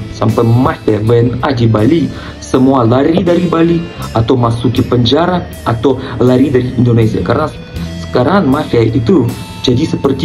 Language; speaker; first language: Indonesian; non-native, learner; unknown